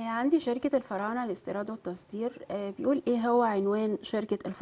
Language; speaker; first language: Arabic; native; Arabic